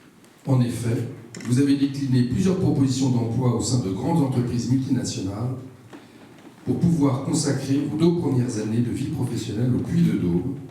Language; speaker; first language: French; native; French